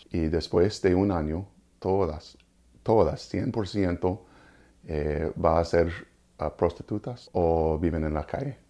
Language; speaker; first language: Spanish; non-native, learner; English